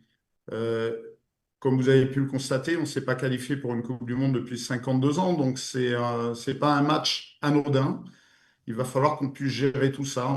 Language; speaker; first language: French; native; French